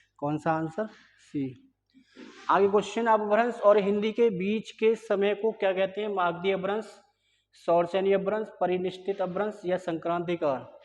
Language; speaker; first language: Hindi; native; Hindi